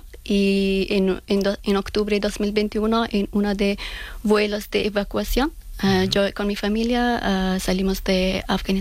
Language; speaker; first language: Spanish; non-native, fluent; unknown